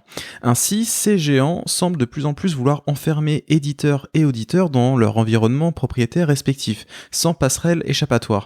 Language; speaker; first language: French; native; French